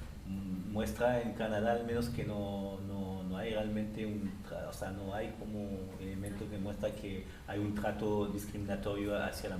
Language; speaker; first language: Spanish; native; Spanish